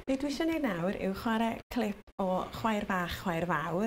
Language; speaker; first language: Welsh; native; Welsh